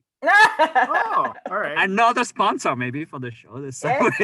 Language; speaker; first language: English; non-native, fluent; French